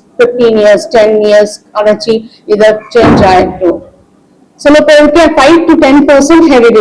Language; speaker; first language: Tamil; non-native, local second language; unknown